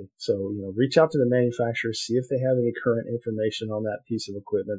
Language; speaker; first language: English; native; English